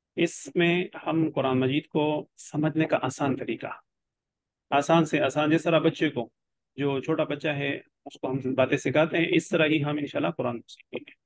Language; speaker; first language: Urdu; non-native, local second language; Pashto